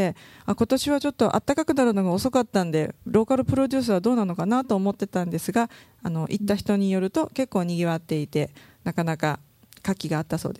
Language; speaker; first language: Japanese; native; Japanese